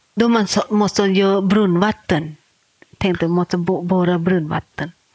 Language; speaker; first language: Swedish; non-native, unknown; Thai